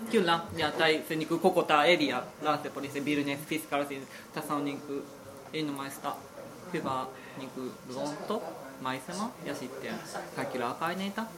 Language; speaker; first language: Finnish; non-native, learner; Japanese